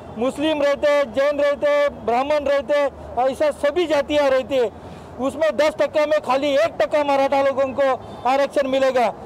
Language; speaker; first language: Hindi; non-native, local second language; Marathi